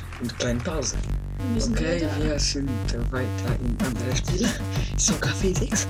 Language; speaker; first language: German; non-native, learner; Polish